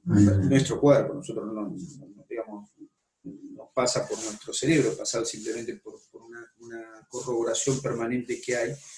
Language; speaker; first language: Spanish; native; Spanish